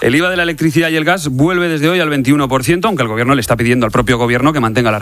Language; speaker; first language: Spanish; native; Spanish